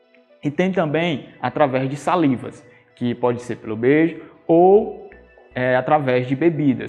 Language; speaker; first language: Portuguese; native; Portuguese